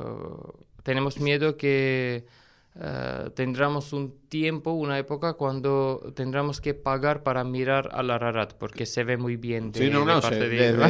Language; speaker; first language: Spanish; non-native, fluent; Armenian